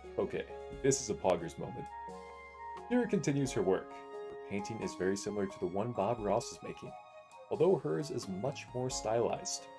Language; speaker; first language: English; native; English